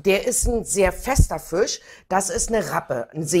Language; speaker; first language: German; native; German